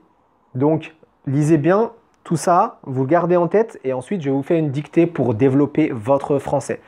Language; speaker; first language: French; native; French